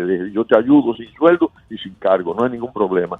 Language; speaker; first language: Spanish; native; Spanish